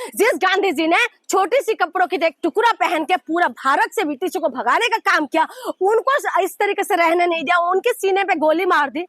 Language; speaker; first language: Hindi; non-native, local second language; Assamese